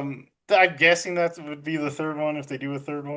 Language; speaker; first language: English; native; English